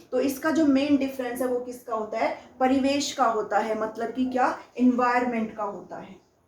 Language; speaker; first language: Hindi; native; Hindi